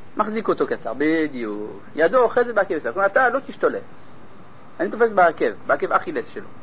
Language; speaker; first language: Hebrew; non-native, fluent; French